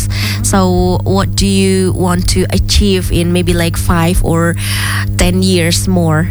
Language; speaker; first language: English; non-native, fluent; Indonesian